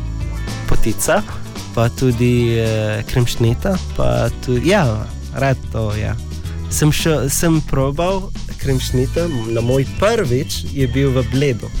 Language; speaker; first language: Slovenian; non-native, learner; Arabic